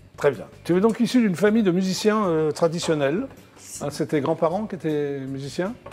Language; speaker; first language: French; native; French